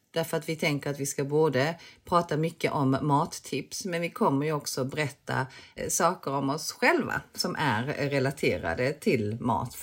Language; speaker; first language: Swedish; early bilingual, other home language; Korean